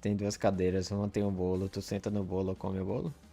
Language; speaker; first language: Portuguese; early bilingual, other home language; English